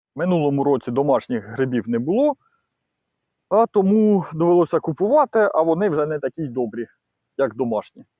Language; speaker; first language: Ukrainian; native; Ukrainian